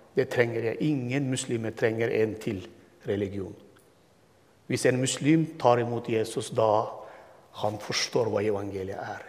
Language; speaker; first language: Norwegian; non-native, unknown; Turkmen